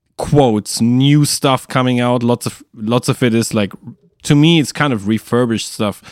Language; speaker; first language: English; non-native, fluent; German